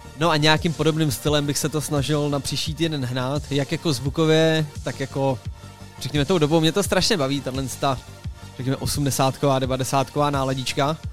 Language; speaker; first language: Czech; native; Czech